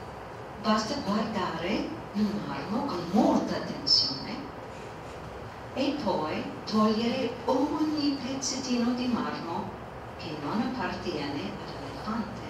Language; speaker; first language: Italian; non-native, fluent; English